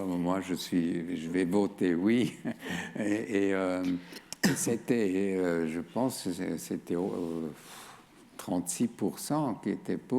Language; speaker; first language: French; non-native, fluent; German